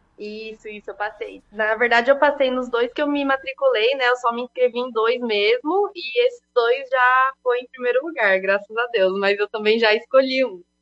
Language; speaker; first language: Portuguese; native; Portuguese